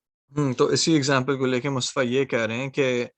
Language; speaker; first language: Urdu; native; Urdu